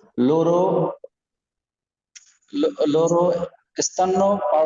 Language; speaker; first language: Italian; non-native, learner; Bangla